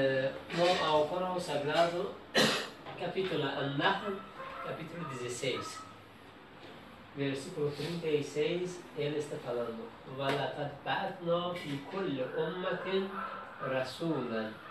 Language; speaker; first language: Portuguese; non-native, learner; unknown